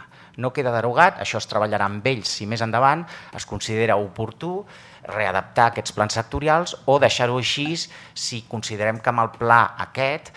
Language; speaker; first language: Catalan; native; Catalan